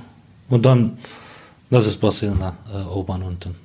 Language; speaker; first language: German; non-native, learner; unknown